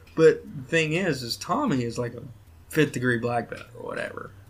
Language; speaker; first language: English; native; English